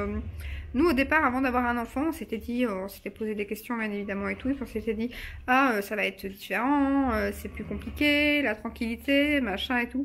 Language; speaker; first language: French; native; French